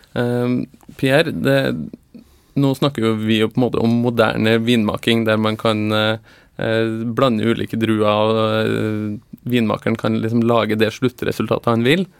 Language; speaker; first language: Norwegian; native; Norwegian